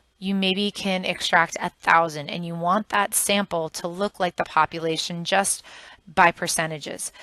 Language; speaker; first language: English; native; English